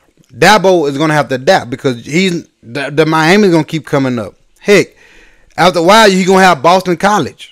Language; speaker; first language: English; native; English